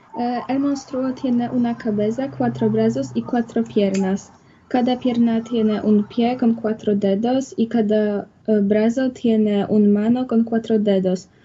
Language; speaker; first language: Spanish; non-native, learner; Polish